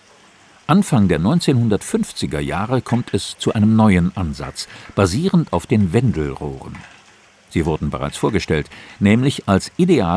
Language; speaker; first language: German; native; German